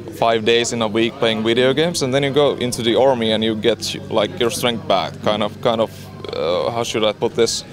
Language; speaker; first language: English; non-native, fluent; Finnish